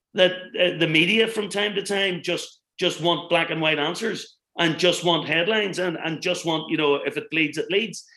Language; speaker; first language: English; native; English